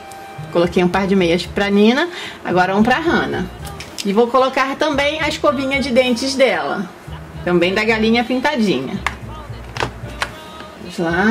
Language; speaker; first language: Portuguese; native; Portuguese